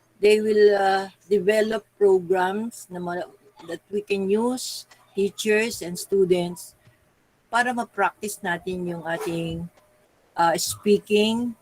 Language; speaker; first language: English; non-native, local second language; Filipino